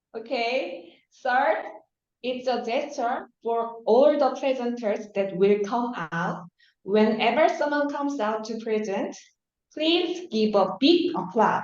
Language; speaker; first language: English; non-native, learner; Korean